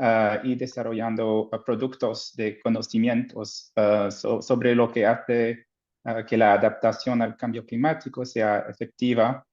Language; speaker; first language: Spanish; non-native, fluent; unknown